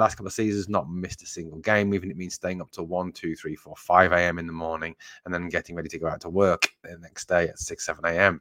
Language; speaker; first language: English; native; English